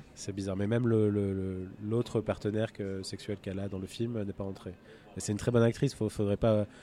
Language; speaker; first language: French; native; French